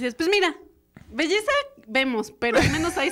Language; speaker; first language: Spanish; native; Spanish